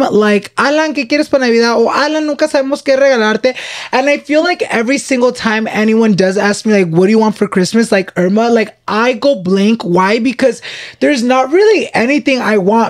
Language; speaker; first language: English; early bilingual, other home language; Spanish